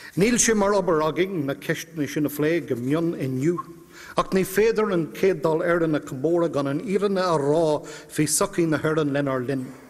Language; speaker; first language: Irish; non-native, local second language; English